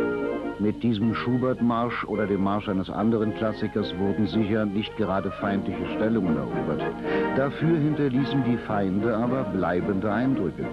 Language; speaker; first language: German; native; German